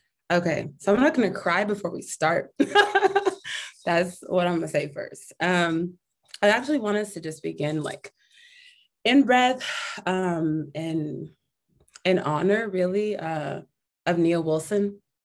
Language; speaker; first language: English; native; English